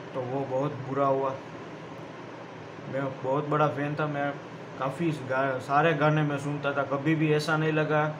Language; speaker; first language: Hindi; non-native, local second language; Gujarati